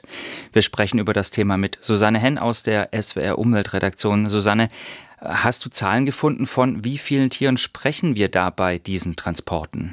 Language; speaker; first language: German; native; German